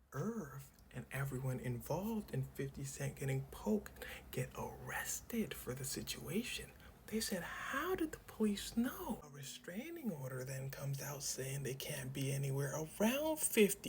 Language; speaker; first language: English; native; English